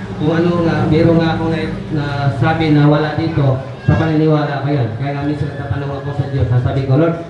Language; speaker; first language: Filipino; non-native, local second language; Cebuano